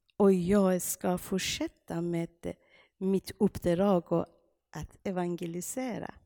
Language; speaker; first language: Swedish; non-native, fluent; Persian